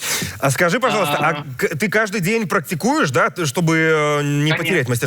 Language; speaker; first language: Russian; native; Russian